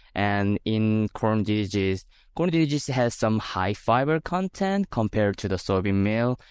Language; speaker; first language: English; non-native, fluent; Korean